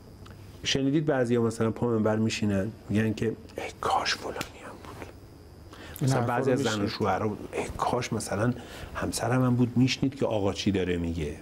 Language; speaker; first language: Persian; native; Persian